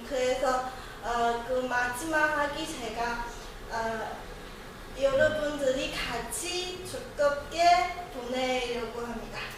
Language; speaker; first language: Korean; non-native, learner; Chinese